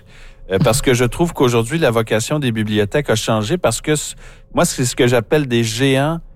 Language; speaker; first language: French; native; French